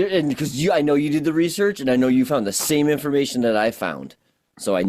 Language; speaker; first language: English; native; English